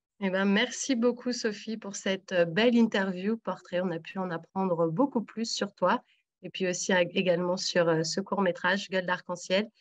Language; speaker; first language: French; native; French